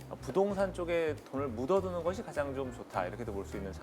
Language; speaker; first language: Korean; native; Korean